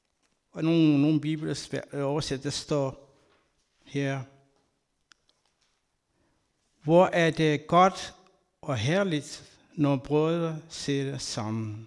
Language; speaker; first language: Danish; non-native, learner; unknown